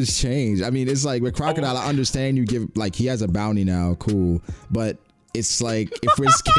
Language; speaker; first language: English; native; English